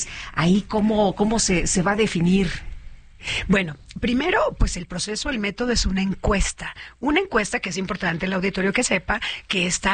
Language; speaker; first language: Spanish; native; Spanish